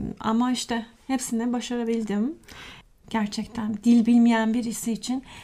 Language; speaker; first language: Turkish; non-native, fluent; Persian